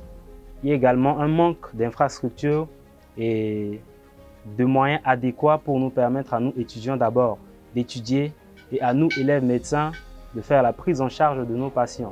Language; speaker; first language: French; non-native, local second language; Sango